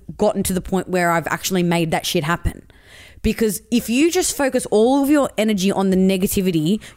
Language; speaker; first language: English; native; English